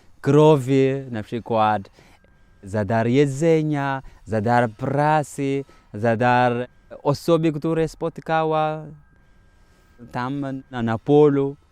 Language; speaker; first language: Polish; non-native, fluent; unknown